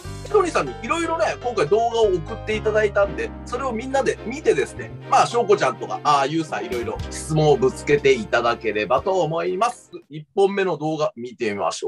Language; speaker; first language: Japanese; native; Japanese